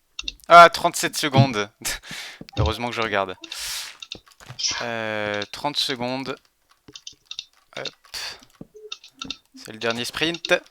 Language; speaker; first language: French; native; French